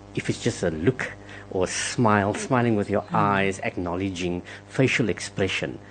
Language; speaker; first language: English; non-native, local second language; Afrikaans